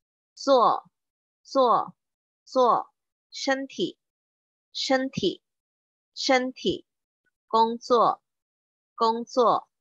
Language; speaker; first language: Chinese; non-native, fluent; Indonesian